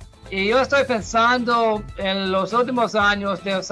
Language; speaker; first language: Spanish; non-native, fluent; English